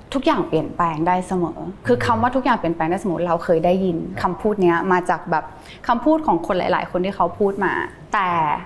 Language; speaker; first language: Thai; early bilingual, heritage; Thai